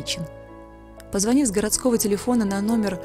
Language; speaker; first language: Russian; native; Russian